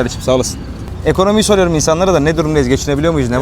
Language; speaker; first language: Turkish; native; Turkish